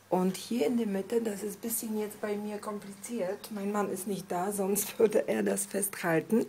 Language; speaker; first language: German; non-native, fluent; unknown